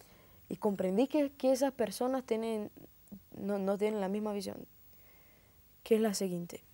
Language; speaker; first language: Spanish; non-native, fluent; Portuguese